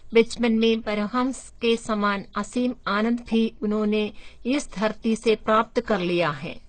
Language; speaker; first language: Hindi; non-native, local second language; Malayalam